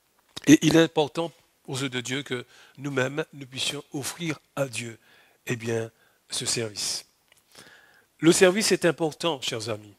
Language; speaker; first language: French; native; French